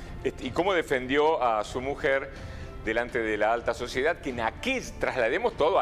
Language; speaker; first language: Spanish; native; Spanish